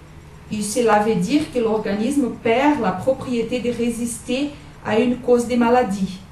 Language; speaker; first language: French; non-native, learner; Portuguese